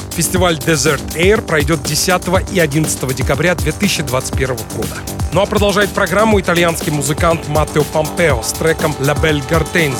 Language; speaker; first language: Russian; native; Russian